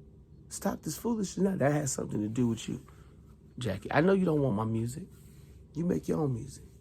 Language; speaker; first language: English; native; English